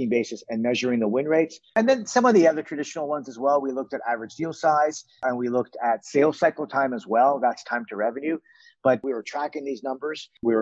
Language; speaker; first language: English; native; English